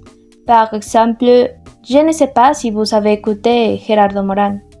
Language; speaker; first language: French; non-native, learner; Spanish